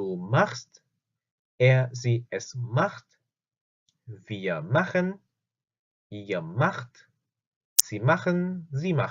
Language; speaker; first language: German; non-native, fluent; Korean